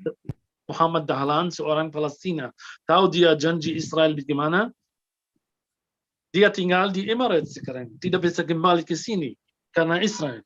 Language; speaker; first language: Indonesian; non-native, fluent; Arabic